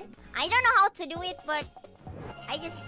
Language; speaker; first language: English; non-native, learner; Indonesian